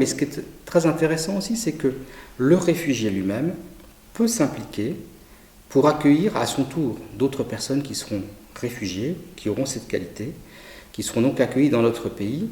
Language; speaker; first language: French; native; French